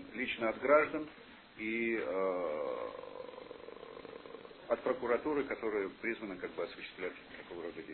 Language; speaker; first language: Russian; native; Russian